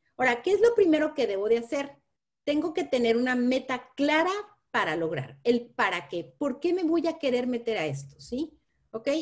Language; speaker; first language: Spanish; native; Spanish